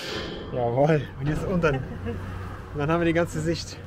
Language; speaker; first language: German; native; German